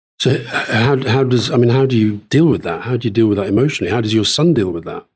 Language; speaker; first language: English; native; English